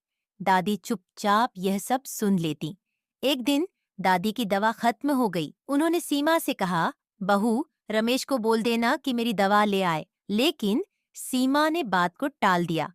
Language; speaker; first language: Hindi; native; Hindi